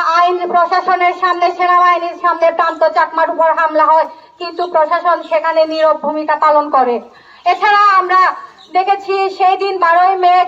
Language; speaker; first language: Bangla; non-native, local second language; Chakma